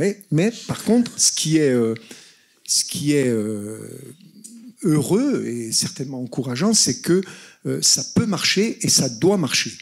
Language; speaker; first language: French; native; French